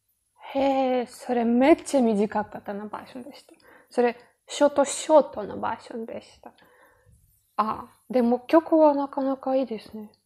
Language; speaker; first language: Japanese; non-native, learner; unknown